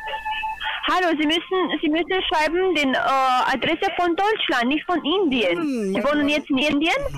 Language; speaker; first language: German; non-native, learner; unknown